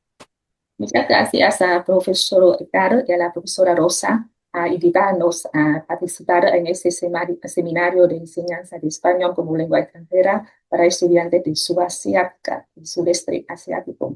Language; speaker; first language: Spanish; non-native, fluent; Vietnamese